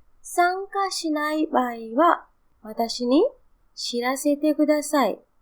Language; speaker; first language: Japanese; non-native, fluent; Hindi